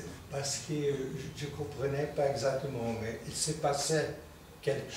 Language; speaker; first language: French; non-native, fluent; Portuguese